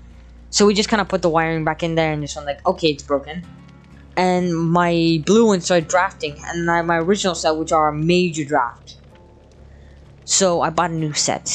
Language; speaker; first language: English; native; English